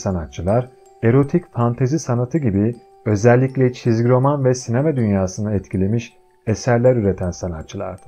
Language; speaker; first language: Turkish; native; Turkish